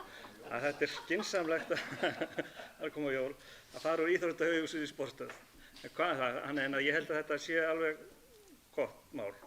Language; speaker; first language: Icelandic; native; Icelandic